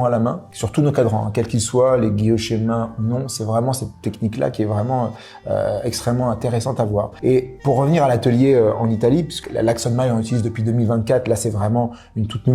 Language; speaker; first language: French; native; French